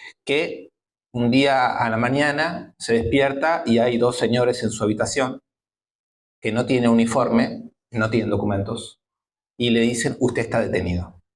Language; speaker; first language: Spanish; native; Spanish